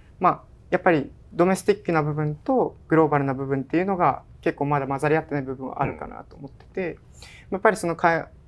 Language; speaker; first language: Japanese; native; Japanese